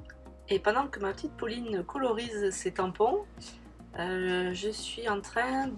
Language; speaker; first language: French; native; French